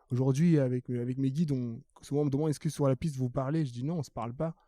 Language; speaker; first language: French; early bilingual, other home language; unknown